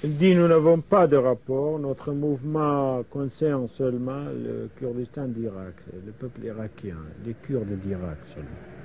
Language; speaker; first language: French; non-native, fluent; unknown